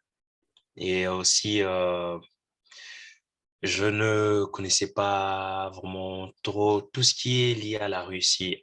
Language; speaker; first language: French; non-native, local second language; Lingala